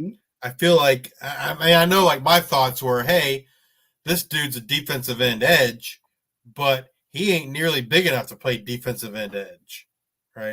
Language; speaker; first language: English; native; English